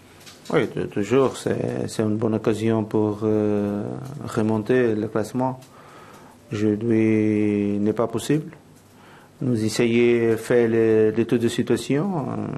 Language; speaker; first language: French; non-native, learner; Portuguese